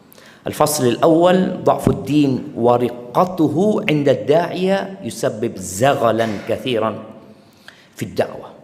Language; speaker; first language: Arabic; non-native, fluent; Indonesian